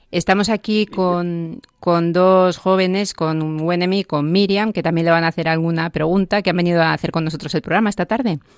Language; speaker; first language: Spanish; native; Spanish